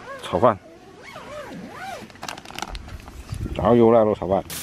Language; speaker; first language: Chinese; native; Chinese